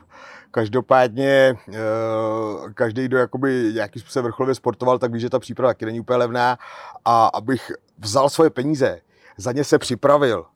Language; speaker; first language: Czech; native; Czech